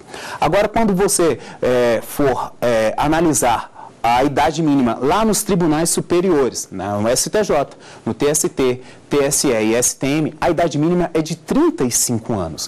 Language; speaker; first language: Portuguese; native; Portuguese